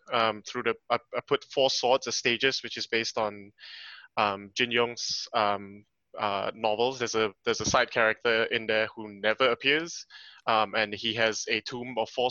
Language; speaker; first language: English; native; English